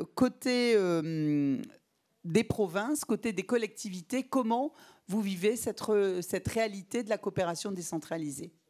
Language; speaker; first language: French; native; French